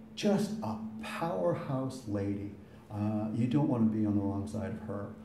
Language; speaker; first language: English; native; English